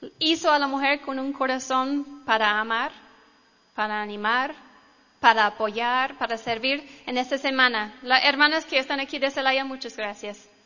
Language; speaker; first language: Spanish; non-native, fluent; English